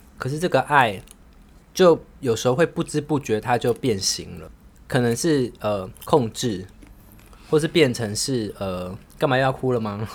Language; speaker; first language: Chinese; native; Chinese